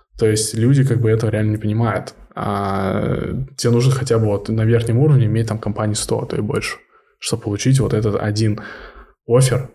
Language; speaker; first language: Russian; early bilingual, heritage; Russian